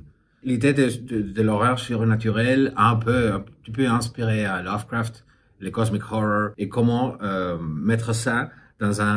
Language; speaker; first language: French; non-native, fluent; Spanish